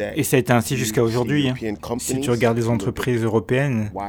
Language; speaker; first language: French; non-native, fluent; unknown